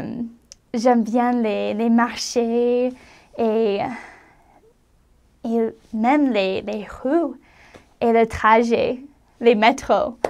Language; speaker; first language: French; non-native, fluent; English